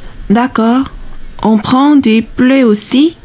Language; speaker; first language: French; non-native, learner; Korean